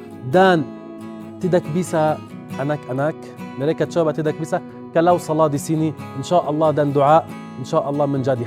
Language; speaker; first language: Indonesian; non-native, learner; Arabic